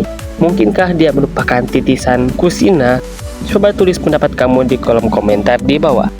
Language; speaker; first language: Indonesian; native; Indonesian